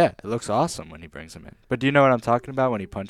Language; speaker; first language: English; native; English